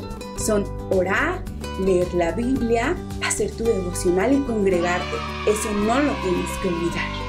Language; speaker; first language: Spanish; native; Spanish